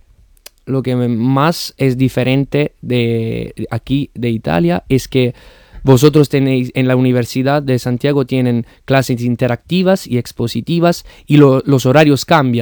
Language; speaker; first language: Spanish; non-native, fluent; Italian